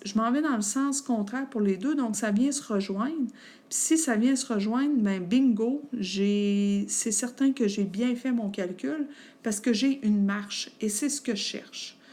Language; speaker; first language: French; native; French